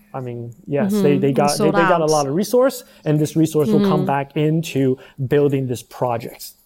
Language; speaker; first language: English; non-native, fluent; Chinese